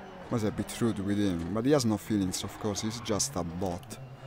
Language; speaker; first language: English; non-native, fluent; Italian